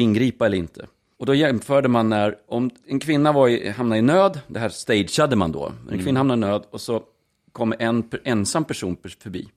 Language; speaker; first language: Swedish; native; Swedish